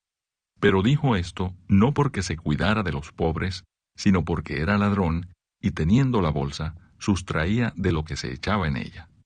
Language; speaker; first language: Spanish; native; Spanish